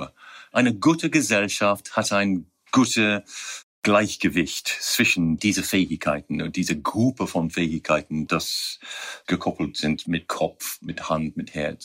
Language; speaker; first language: German; non-native, fluent; English